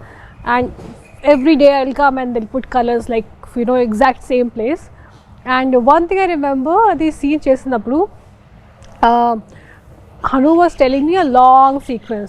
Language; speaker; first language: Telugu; non-native, fluent; Hindi